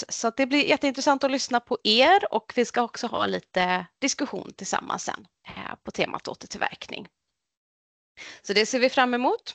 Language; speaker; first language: Swedish; native; Swedish